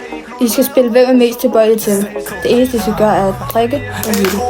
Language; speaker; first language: Danish; native; Danish